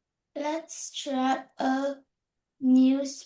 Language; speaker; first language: English; non-native, learner; Vietnamese